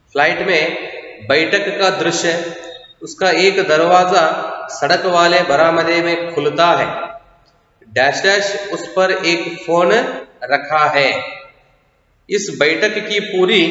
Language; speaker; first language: Hindi; non-native, local second language; Kannada